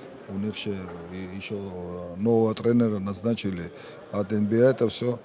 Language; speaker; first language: Russian; non-native, fluent; Georgian